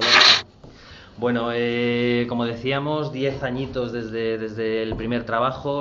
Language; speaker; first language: Spanish; native; Spanish